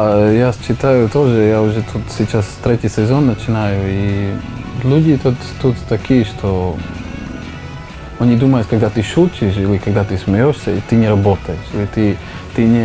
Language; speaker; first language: Russian; non-native, learner; Slovak